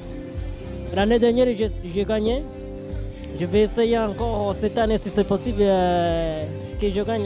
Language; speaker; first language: French; non-native, local second language; Rundi